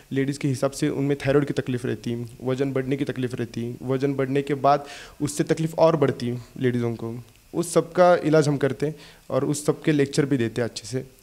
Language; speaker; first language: Hindi; non-native, local second language; Marathi